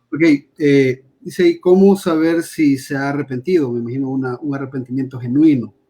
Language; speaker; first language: Spanish; native; Spanish